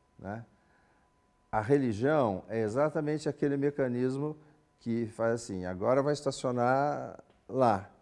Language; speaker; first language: Portuguese; native; Portuguese